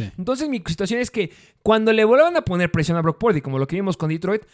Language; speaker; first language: Spanish; native; Spanish